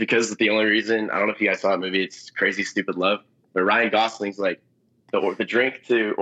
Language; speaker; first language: English; native; English